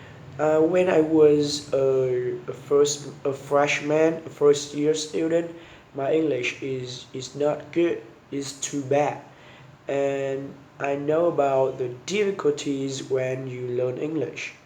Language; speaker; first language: English; non-native, learner; Vietnamese